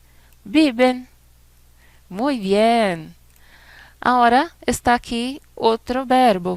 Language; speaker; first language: Spanish; non-native, fluent; Portuguese